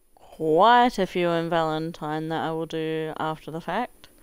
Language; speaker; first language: English; native; English